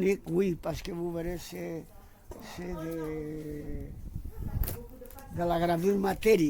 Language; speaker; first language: French; non-native, fluent; Spanish